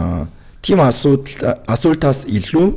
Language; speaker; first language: Mongolian; non-native, fluent; Korean